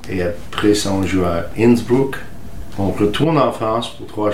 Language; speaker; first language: French; non-native, learner; English